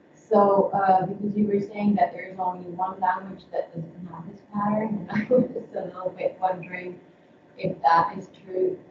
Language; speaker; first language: English; non-native, fluent; Finnish